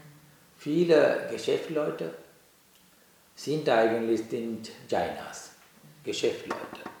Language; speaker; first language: German; non-native, learner; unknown